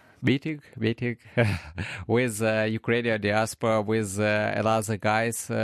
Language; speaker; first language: English; non-native, learner; Ukrainian